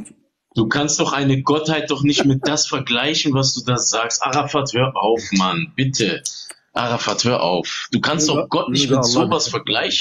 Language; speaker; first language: German; native; German